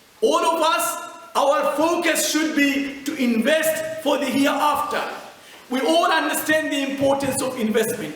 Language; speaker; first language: English; non-native, fluent; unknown